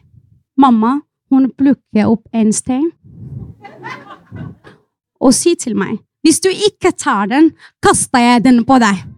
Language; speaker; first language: Norwegian; non-native, fluent; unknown